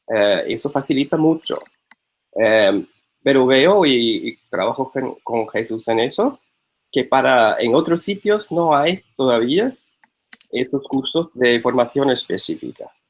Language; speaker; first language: Spanish; non-native, fluent; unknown